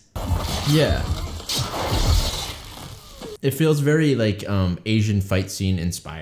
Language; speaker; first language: English; native; English